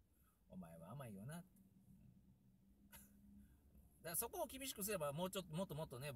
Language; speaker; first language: Japanese; native; Japanese